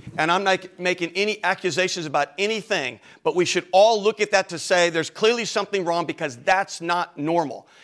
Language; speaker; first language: English; native; English